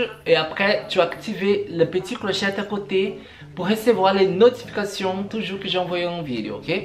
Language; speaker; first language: French; non-native, learner; Portuguese